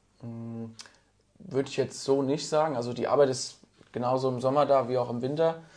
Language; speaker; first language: German; native; German